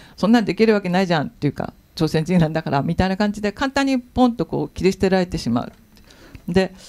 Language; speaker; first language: Japanese; native; Japanese